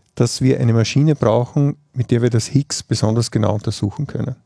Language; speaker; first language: German; native; German